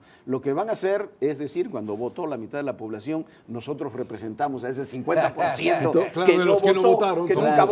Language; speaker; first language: Spanish; native; Spanish